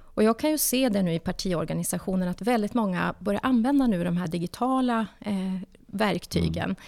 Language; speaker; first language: Swedish; native; Swedish